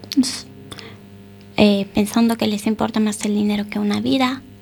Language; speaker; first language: Spanish; non-native, fluent; Romanian